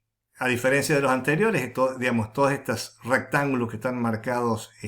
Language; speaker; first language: Spanish; native; Spanish